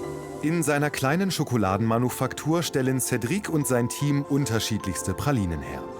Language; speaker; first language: German; native; German